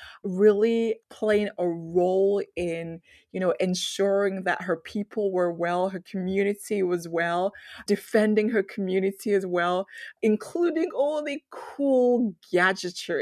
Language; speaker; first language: English; non-native, local second language; Yoruba